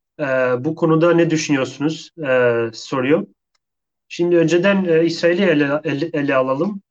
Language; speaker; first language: Turkish; non-native, fluent; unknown